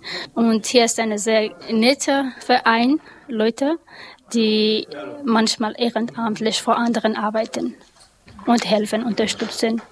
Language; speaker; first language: German; non-native, learner; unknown